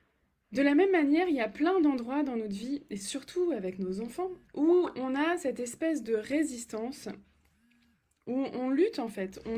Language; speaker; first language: French; native; French